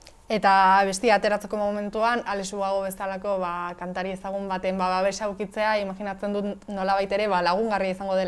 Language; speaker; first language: Basque; native; Basque